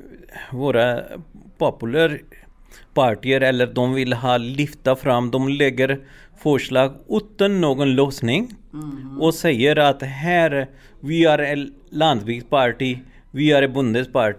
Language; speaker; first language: Swedish; non-native, learner; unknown